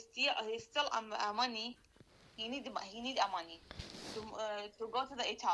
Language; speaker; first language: English; non-native, learner; Arabic